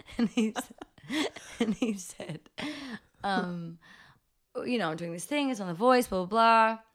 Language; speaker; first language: English; early bilingual, other home language; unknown